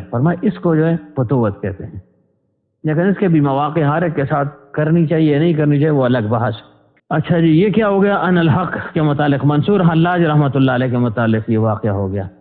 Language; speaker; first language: Urdu; non-native, local second language; Pashto